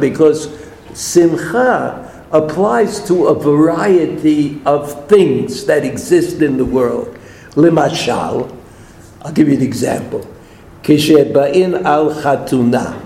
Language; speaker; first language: English; native; English